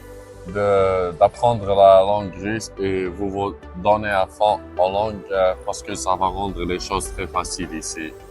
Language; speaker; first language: French; non-native, local second language; Arabic